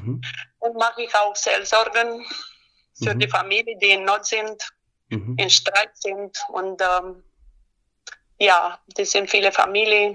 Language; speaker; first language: German; non-native, learner; Romanian